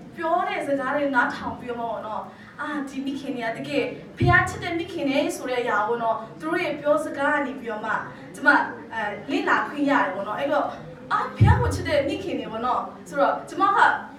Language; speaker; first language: Burmese; non-native, local second language; Kachin